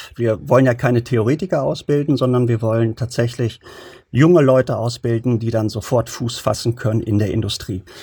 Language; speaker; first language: German; early bilingual, other home language; Turkish